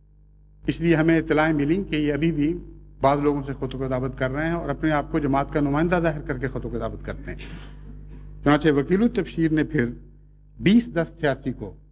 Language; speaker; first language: Urdu; native; Urdu